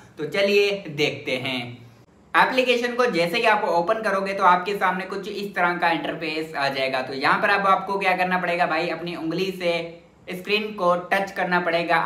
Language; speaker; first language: Hindi; native; Hindi